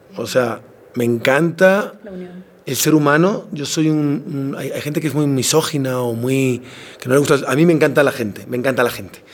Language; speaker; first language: Spanish; native; Spanish